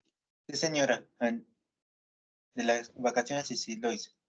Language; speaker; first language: Spanish; native; Spanish